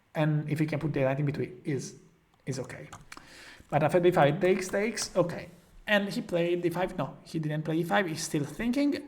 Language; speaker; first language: English; non-native, fluent; Italian